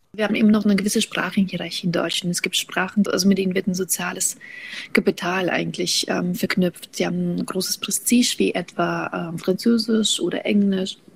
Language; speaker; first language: German; early bilingual, other home language; Russian